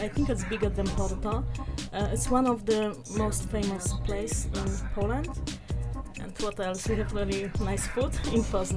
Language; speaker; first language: English; non-native, learner; Polish